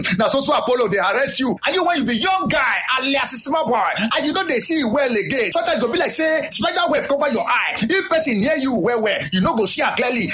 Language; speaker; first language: Nigerian Pidgin; native; Nigerian Pidgin